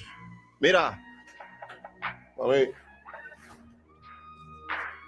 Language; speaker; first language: Spanish; non-native, learner; English